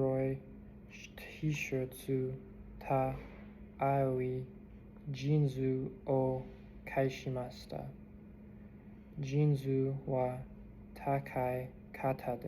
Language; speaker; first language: Japanese; non-native, learner; English